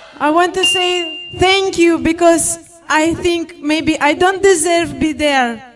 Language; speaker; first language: English; non-native, learner; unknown